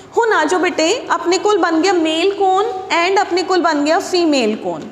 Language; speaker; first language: Hindi; non-native, local second language; Punjabi